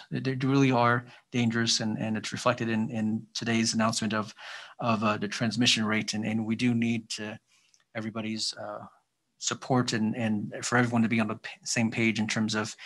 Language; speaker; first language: English; native; English